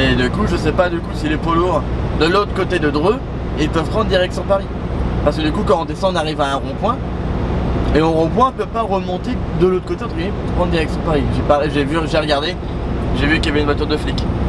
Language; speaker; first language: French; native; French